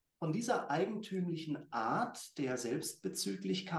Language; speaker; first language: German; native; German